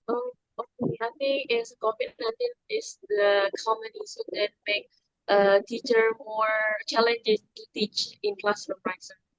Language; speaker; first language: English; non-native, learner; Indonesian